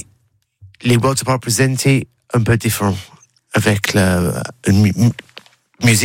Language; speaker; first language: French; non-native, learner; English